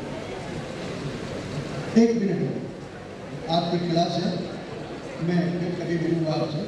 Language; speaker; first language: Hindi; native; Hindi